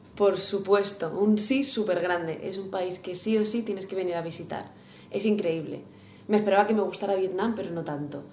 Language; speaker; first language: Spanish; native; Spanish